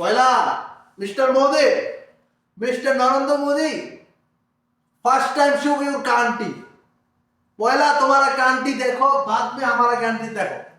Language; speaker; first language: Hindi; non-native, learner; Bangla